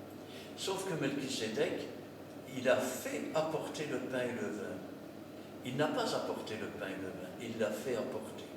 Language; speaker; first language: French; native; French